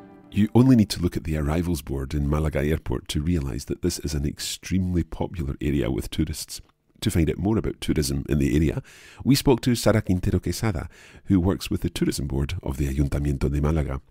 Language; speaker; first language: English; native; English